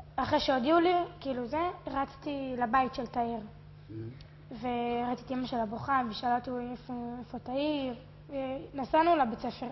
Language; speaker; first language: Hebrew; native; Hebrew